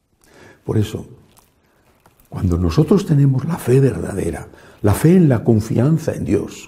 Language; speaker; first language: Spanish; native; Spanish